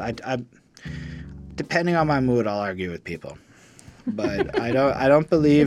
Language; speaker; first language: English; native; English